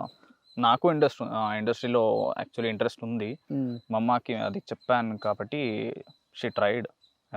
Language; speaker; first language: Telugu; non-native, learner; Kannada